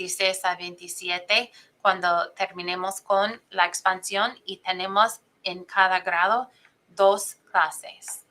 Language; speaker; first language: Spanish; non-native, fluent; English